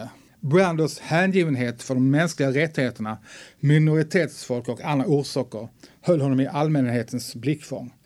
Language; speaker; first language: Swedish; native; Swedish